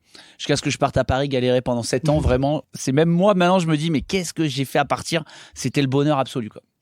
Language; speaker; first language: French; native; French